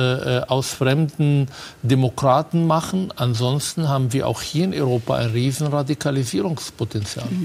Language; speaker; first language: German; non-native, fluent; Arabic